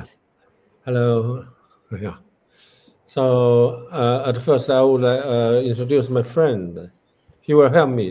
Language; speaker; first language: English; non-native, learner; Chinese